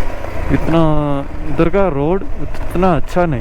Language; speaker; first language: Hindi; non-native, local second language; Malayalam